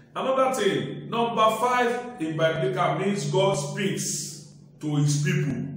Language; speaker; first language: English; non-native, local second language; Yoruba